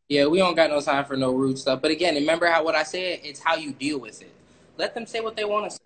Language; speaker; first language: English; native; English